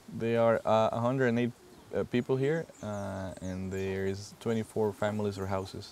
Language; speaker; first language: English; non-native, fluent; Spanish